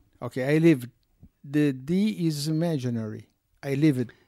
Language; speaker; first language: English; non-native, learner; Portuguese